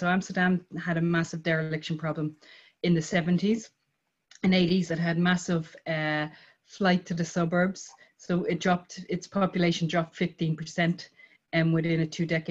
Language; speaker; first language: English; native; English